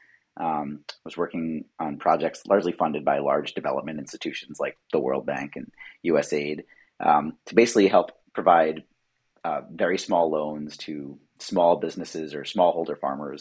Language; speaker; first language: English; native; English